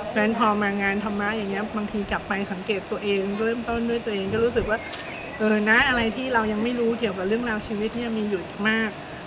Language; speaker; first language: Thai; native; Thai